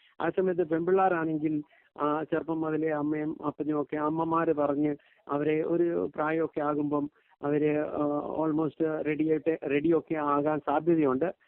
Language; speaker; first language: Malayalam; early bilingual, heritage; Malayalam